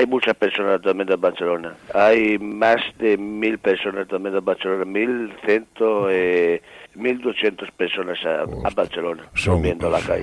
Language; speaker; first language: Spanish; non-native, learner; Italian